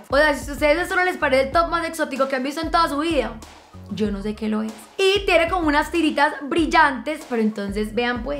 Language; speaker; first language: Spanish; native; Spanish